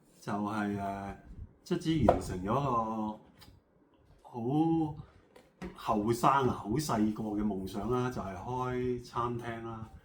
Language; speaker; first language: Cantonese; native; Cantonese